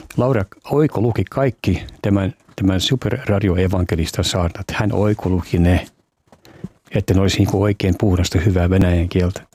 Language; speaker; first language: Finnish; early bilingual, heritage; Finnish